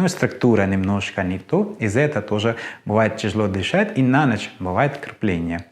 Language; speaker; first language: Russian; non-native, learner; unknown